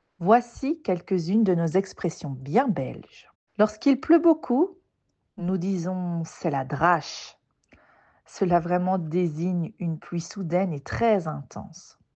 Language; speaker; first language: French; native; French